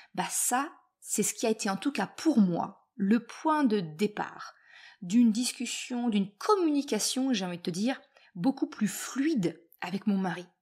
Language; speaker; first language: French; native; French